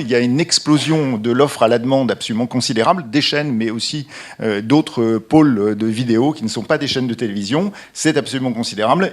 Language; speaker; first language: French; native; French